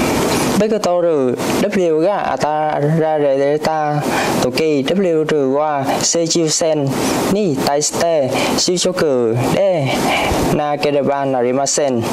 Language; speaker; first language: Japanese; non-native, learner; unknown